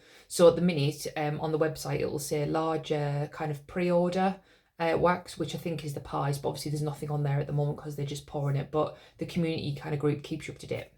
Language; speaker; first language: English; native; English